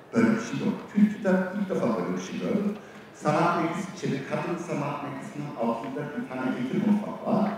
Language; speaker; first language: Turkish; non-native, learner; German